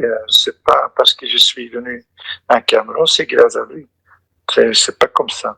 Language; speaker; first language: French; non-native, local second language; Dutch